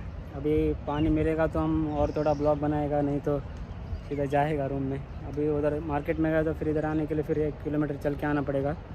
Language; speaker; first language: Hindi; non-native, local second language; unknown